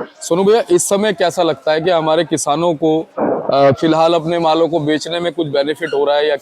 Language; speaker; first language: Hindi; native; Hindi